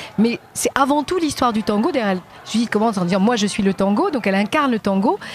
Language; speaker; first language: French; native; French